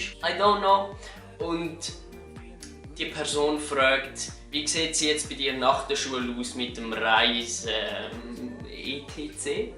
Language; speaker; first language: German; native; German